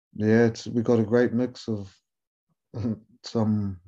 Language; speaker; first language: English; native; English